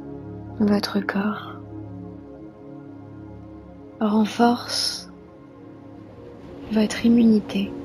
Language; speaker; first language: French; native; French